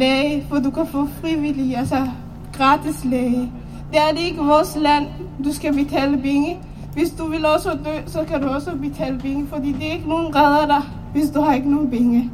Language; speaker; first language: Danish; non-native, learner; Somali